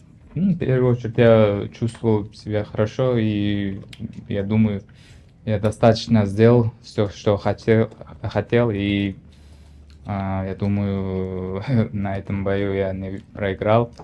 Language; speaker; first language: Russian; non-native, learner; Uzbek